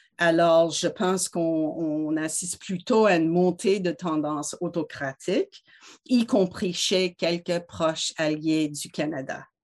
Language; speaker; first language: French; non-native, local second language; English